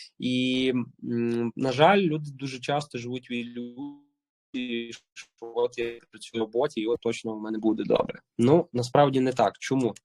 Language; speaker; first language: Ukrainian; native; Ukrainian